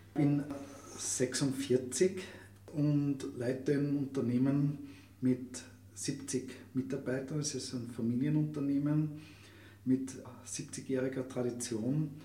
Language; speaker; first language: German; native; German